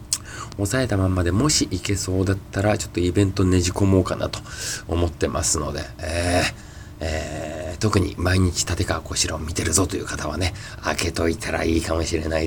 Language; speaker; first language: Japanese; native; Japanese